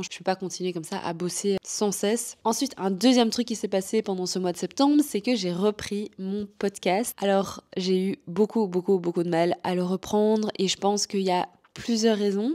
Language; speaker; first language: French; native; French